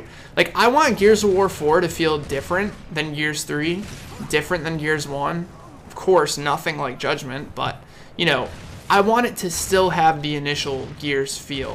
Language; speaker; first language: English; native; English